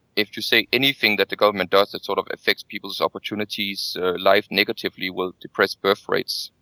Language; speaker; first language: English; non-native, fluent; Danish